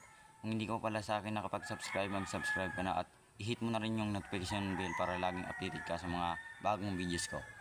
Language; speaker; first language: Filipino; native; Filipino